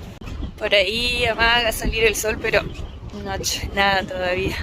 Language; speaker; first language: Spanish; native; Spanish